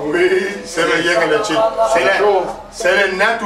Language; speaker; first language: French; non-native, learner; Spanish